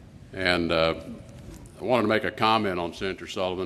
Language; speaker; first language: English; native; English